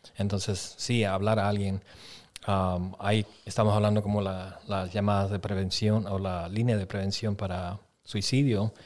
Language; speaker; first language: Spanish; early bilingual, heritage; Spanish